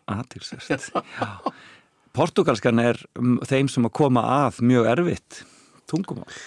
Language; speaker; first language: Icelandic; native; Icelandic